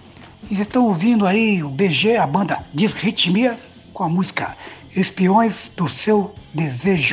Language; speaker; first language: Portuguese; native; Portuguese